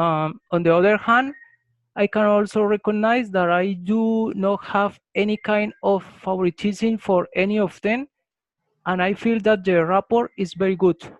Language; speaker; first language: English; non-native, learner; Spanish